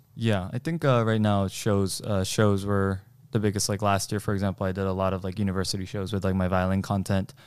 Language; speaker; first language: English; early bilingual, other home language; Korean